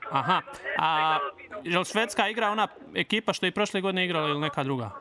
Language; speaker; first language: Croatian; early bilingual, heritage; Bosnian